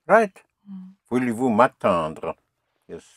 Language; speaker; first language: French; non-native, fluent; English